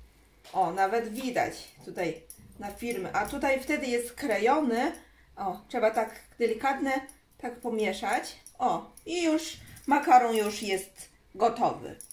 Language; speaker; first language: Polish; non-native, learner; Chinese